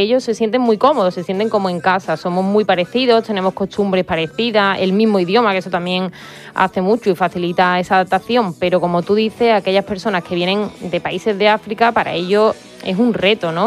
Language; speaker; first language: Spanish; native; Spanish